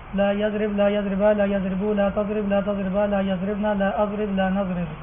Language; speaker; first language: Arabic; non-native, learner; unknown